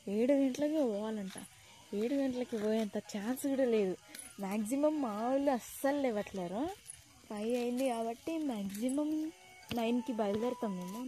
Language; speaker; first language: Telugu; non-native, local second language; Lambadi